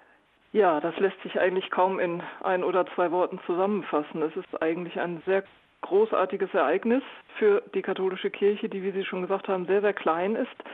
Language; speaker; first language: German; native; German